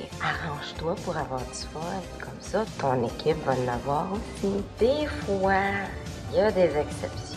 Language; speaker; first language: French; native; French